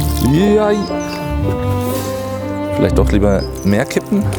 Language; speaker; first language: German; native; German